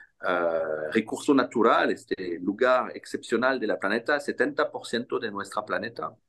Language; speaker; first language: Spanish; non-native, fluent; French